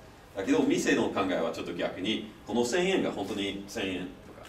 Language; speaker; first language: Japanese; non-native, fluent; English